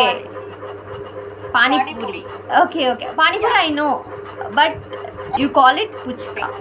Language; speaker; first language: English; non-native, learner; Kannada